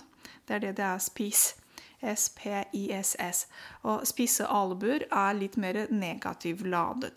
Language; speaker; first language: Norwegian; non-native, fluent; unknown